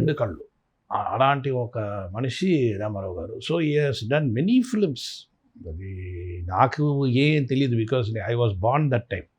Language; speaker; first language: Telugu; non-native, fluent; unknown